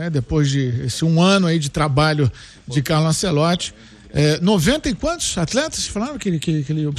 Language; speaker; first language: Portuguese; native; Portuguese